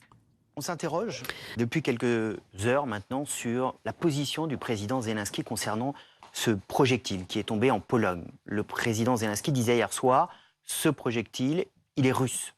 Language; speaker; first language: French; native; French